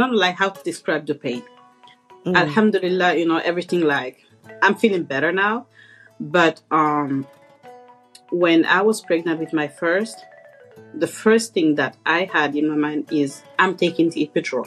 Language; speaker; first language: English; non-native, fluent; French